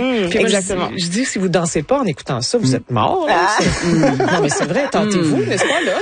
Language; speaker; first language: French; native; French